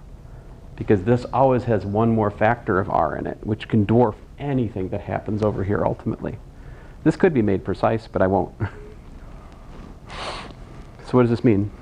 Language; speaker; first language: English; native; English